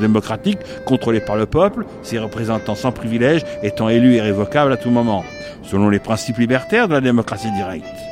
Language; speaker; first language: French; native; French